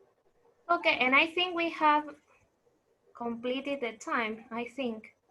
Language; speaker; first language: English; non-native, fluent; Spanish